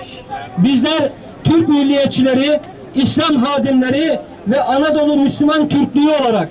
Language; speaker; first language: Turkish; native; Turkish